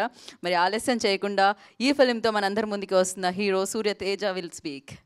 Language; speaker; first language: Telugu; native; Telugu